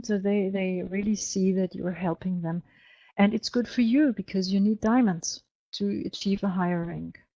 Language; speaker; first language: English; non-native, fluent; German